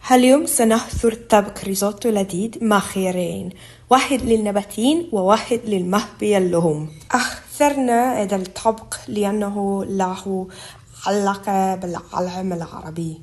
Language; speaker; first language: Arabic; non-native, learner; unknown